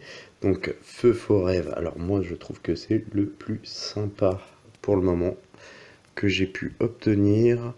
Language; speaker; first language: French; native; French